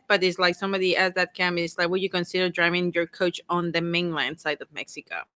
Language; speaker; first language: English; non-native, fluent; Spanish